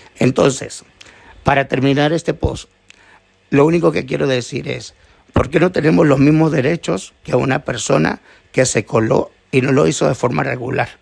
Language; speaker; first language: Spanish; native; Spanish